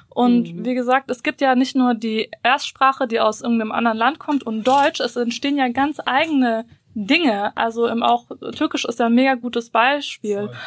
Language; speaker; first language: German; early bilingual, other home language; Bosnian